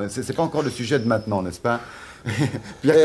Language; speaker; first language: French; native; French